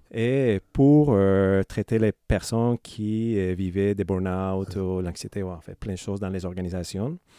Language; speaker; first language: French; non-native, fluent; Spanish